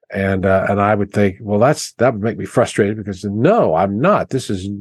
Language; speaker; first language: English; native; English